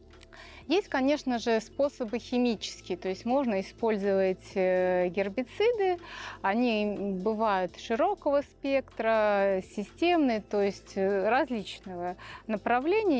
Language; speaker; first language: Russian; native; Russian